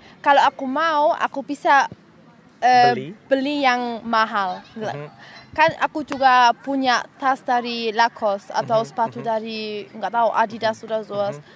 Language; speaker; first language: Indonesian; early bilingual, heritage; German